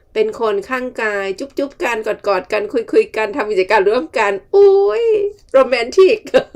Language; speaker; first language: Thai; native; Thai